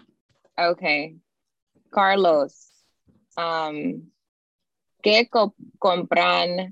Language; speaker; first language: Spanish; non-native, learner; English